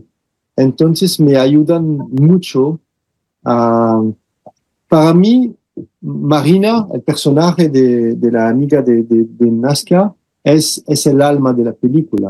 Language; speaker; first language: Spanish; non-native, fluent; French